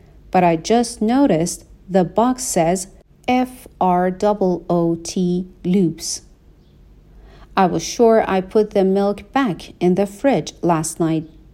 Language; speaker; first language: English; non-native, fluent; Persian